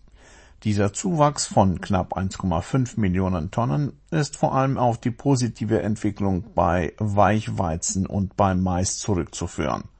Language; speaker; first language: German; native; German